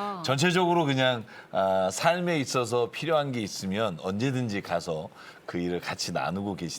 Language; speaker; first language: Korean; native; Korean